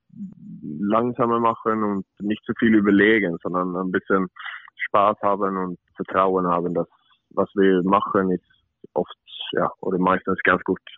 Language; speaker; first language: German; non-native, fluent; Swedish